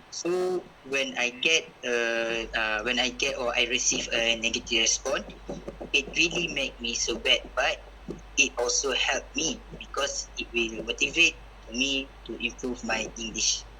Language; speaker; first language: English; non-native, local second language; Malay